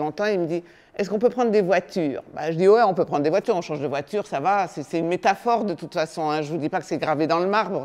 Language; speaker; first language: French; native; French